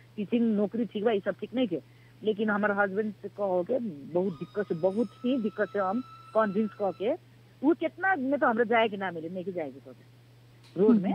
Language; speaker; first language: Bhojpuri; native; Bhojpuri